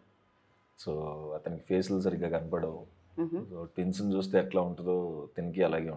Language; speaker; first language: Telugu; native; Telugu